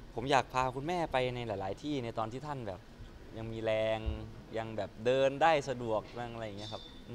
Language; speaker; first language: Thai; native; Thai